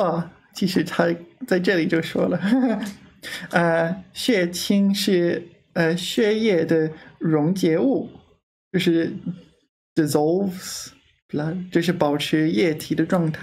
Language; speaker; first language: Chinese; non-native, learner; English